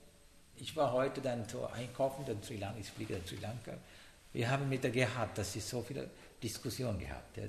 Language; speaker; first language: German; non-native, learner; Sinhala